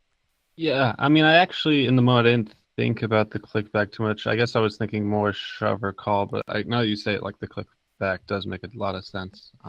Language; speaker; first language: English; native; English